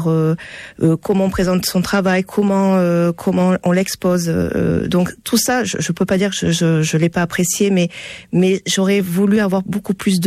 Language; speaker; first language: French; native; French